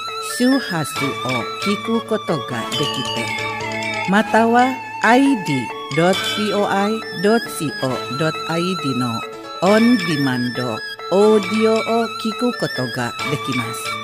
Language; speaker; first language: Japanese; non-native, fluent; Indonesian